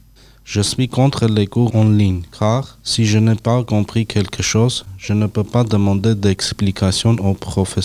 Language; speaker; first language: French; non-native, learner; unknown